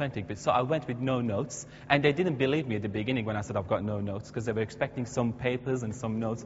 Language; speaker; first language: English; non-native, fluent; Persian